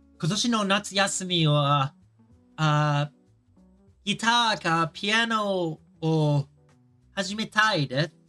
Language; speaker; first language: Japanese; non-native, learner; English